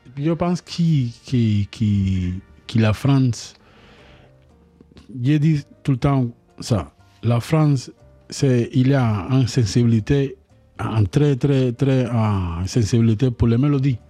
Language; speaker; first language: French; non-native, learner; Spanish